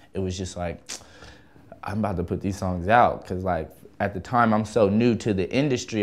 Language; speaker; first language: English; native; English